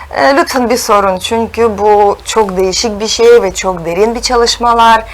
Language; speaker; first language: Turkish; non-native, fluent; Russian